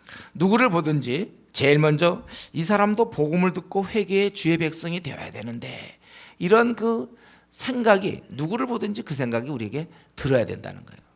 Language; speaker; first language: Korean; native; Korean